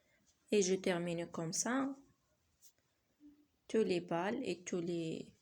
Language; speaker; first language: French; non-native, learner; Arabic